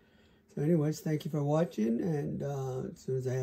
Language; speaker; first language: English; native; English